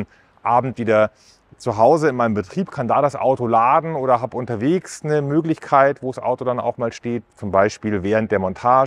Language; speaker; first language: German; native; German